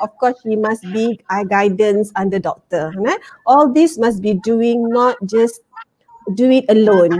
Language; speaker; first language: English; non-native, local second language; Malay